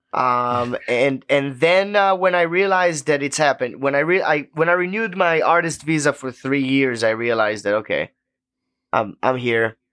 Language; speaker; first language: English; non-native, fluent; Hebrew